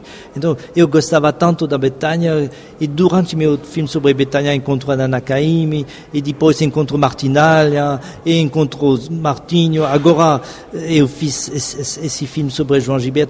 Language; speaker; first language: Portuguese; non-native, fluent; French